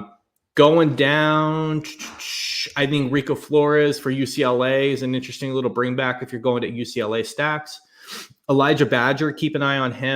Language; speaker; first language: English; native; English